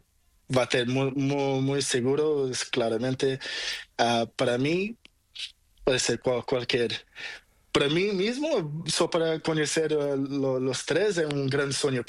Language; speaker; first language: Spanish; non-native, learner; Portuguese